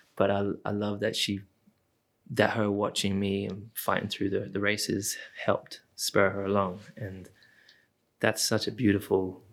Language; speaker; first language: English; native; English